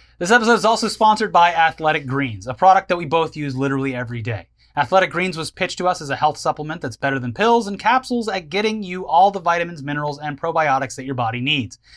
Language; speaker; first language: English; native; English